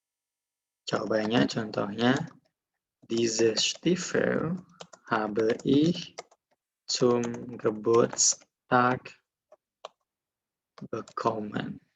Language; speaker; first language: German; non-native, fluent; Indonesian